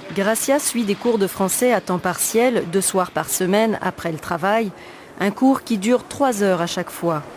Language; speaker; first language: French; native; French